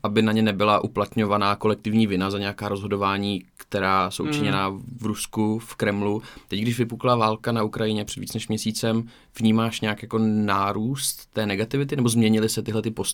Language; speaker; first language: Czech; native; Czech